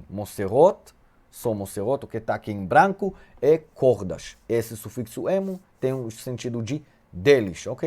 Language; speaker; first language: Portuguese; non-native, fluent; Hebrew